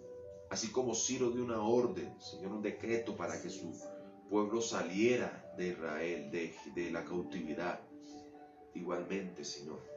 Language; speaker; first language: Spanish; native; Spanish